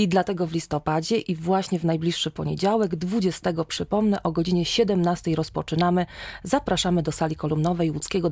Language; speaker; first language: Polish; native; Polish